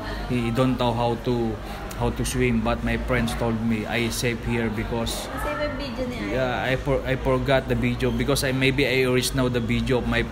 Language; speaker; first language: English; non-native, local second language; Filipino